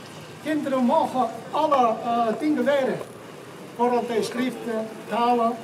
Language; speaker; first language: Dutch; non-native, learner; Mongolian